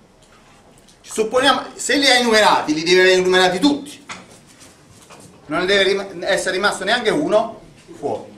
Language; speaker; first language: Italian; native; Italian